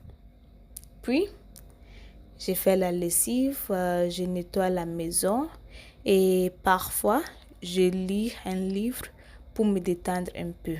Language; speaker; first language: French; non-native, learner; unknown